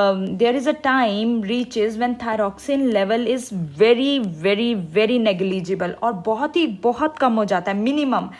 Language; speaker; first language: English; non-native, local second language; Hindi